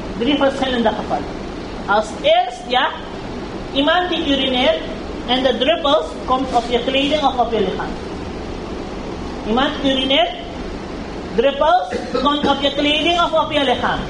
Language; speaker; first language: Dutch; early bilingual, heritage; Urdu